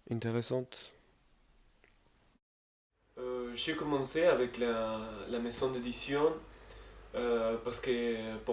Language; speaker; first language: French; non-native, learner; Spanish